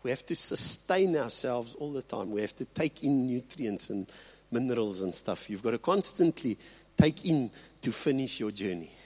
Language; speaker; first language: English; non-native, local second language; Afrikaans